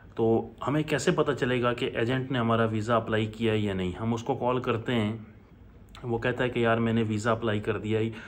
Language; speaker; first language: Urdu; non-native, local second language; Punjabi